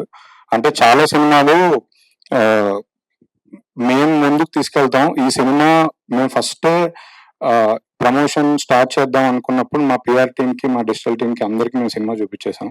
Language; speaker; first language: Telugu; native; Telugu